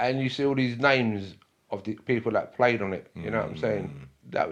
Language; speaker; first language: English; native; English